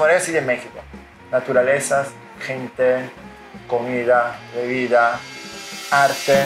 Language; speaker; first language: Spanish; non-native, fluent; Italian